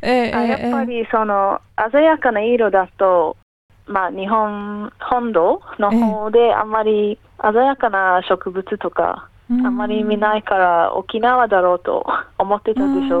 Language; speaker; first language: Japanese; non-native, fluent; English